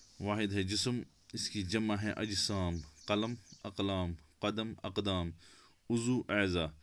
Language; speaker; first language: Urdu; non-native, local second language; Kashmiri